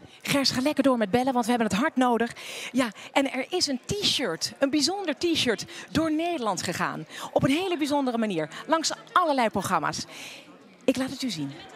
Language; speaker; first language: Dutch; native; Dutch